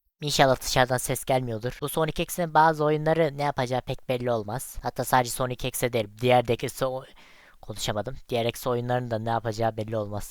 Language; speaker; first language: Turkish; native; Turkish